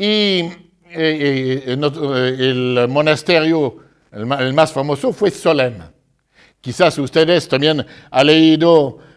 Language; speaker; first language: Spanish; non-native, fluent; French